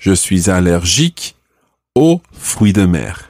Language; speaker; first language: French; non-native, fluent; English